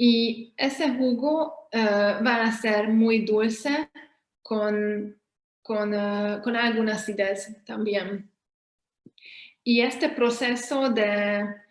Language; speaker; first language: Spanish; non-native, fluent; Hungarian